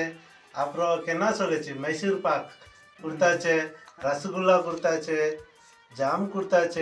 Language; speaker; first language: Tamil; non-native, learner; Hindi